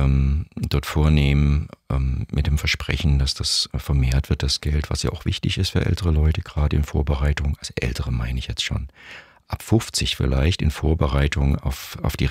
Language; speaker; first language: German; native; German